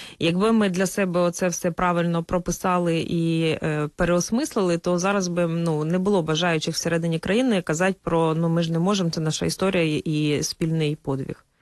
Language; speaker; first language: Ukrainian; native; Ukrainian